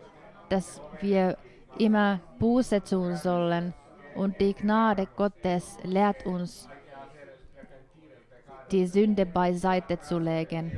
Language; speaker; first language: German; non-native, fluent; Finnish